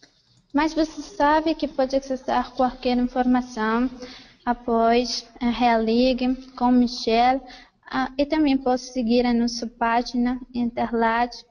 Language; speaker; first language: Portuguese; non-native, fluent; Spanish